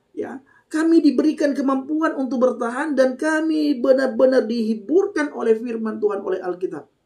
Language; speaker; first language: Indonesian; non-native, local second language; Achinese